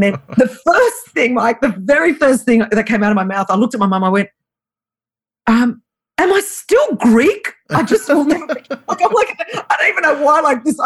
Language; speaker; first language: English; non-native, local second language; Greek